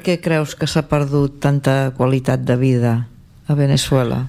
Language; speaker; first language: Catalan; native; Catalan